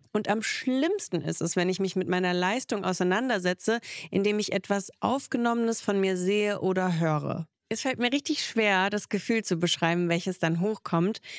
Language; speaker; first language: German; early bilingual, other home language; Russian